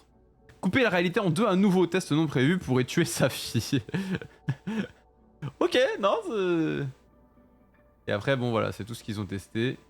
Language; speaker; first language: French; native; French